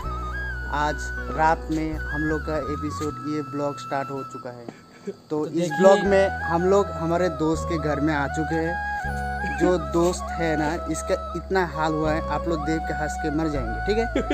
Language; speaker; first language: Hindi; non-native, local second language; Bangla